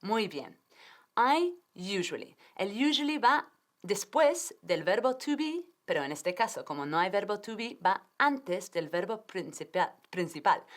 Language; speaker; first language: Spanish; non-native, fluent; English